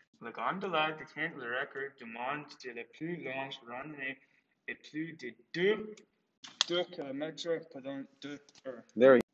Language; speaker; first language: French; non-native, learner; English